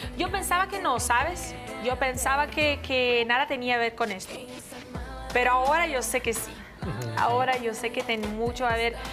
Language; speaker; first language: Spanish; non-native, fluent; Portuguese